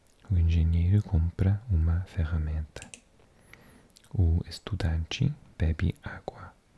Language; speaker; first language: Portuguese; non-native, learner; English